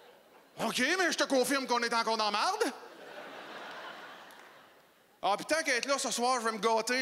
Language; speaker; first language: French; native; French